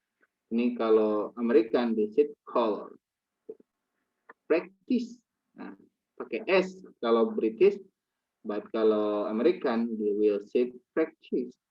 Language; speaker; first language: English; non-native, fluent; Indonesian